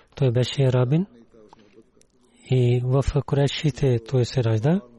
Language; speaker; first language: Bulgarian; non-native, learner; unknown